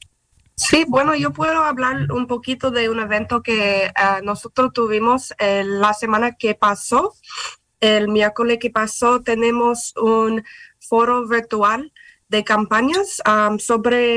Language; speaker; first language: Spanish; non-native, fluent; English